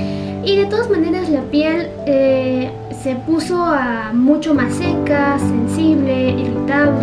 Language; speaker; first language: Spanish; native; Spanish